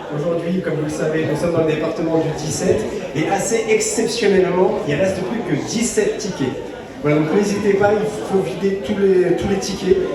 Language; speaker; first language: French; native; French